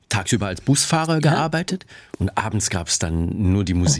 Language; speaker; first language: German; native; German